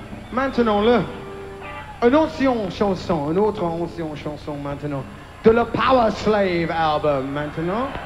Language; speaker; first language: French; non-native, learner; English